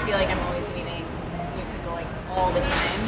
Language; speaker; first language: English; native; English